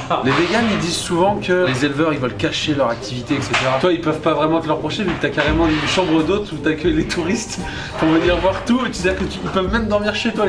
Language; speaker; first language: French; native; French